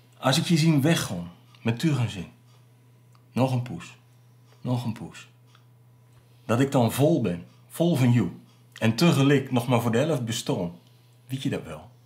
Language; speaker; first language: Dutch; native; Dutch